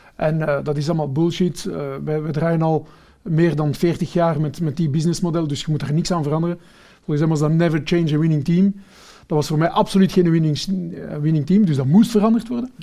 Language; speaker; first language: Dutch; early bilingual, other home language; Portuguese